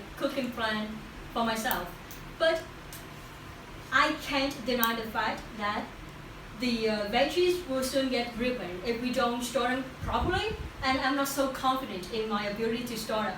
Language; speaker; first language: English; non-native, learner; Vietnamese